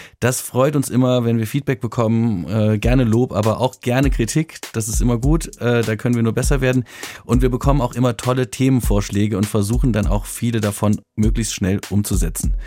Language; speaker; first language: German; native; German